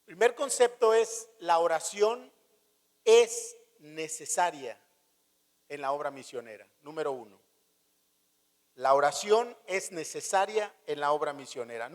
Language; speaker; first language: Spanish; native; Spanish